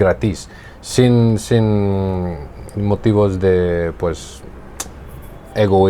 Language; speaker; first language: Spanish; non-native, fluent; English